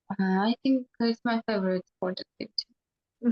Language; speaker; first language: English; non-native, learner; Russian